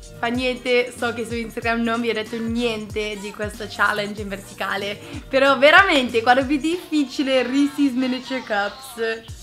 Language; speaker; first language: Italian; early bilingual, heritage; English